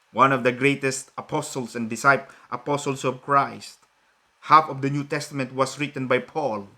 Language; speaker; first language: English; non-native, local second language; Filipino